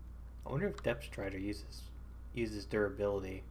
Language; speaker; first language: English; native; English